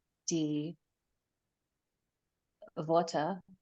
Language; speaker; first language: German; non-native, learner; English